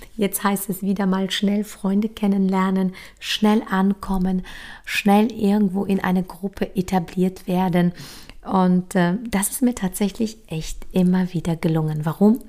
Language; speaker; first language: German; early bilingual, other home language; Polish